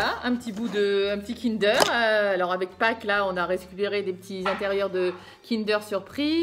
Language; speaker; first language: French; native; French